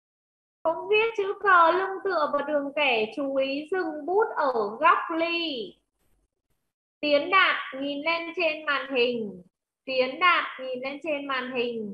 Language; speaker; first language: Vietnamese; native; Vietnamese